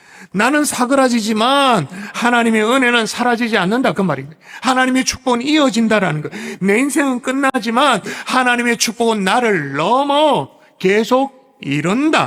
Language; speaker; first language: Korean; native; Korean